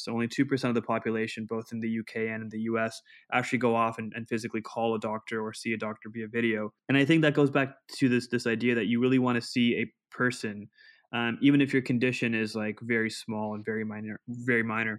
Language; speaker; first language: English; non-native, local second language; Urdu